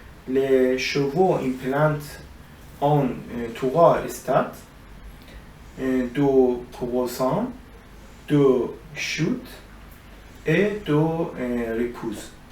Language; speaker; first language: French; non-native, learner; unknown